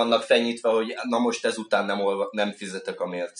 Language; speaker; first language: Hungarian; native; Hungarian